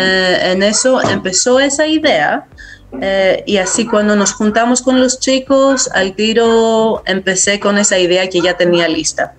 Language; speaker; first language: Spanish; non-native, fluent; Greek